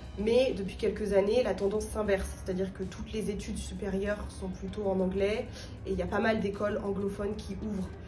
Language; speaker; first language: French; native; French